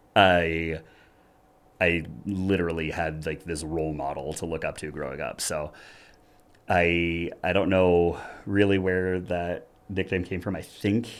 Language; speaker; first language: English; early bilingual, other home language; German